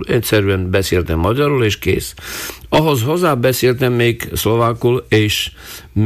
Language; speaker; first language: Hungarian; non-native, local second language; Slovak